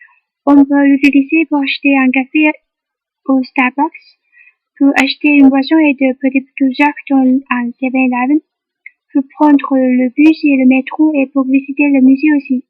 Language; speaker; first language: French; non-native, learner; Chinese